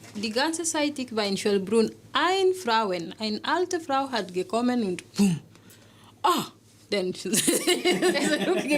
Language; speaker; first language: German; non-native, learner; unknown